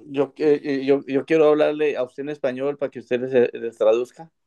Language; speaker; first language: Spanish; native; Spanish